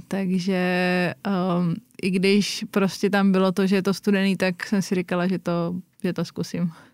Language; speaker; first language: Czech; native; Czech